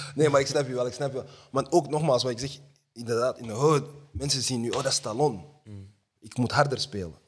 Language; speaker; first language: Dutch; early bilingual, other home language; Lingala